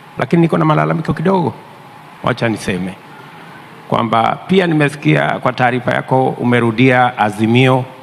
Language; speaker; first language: Swahili; non-native, local second language; Kalenjin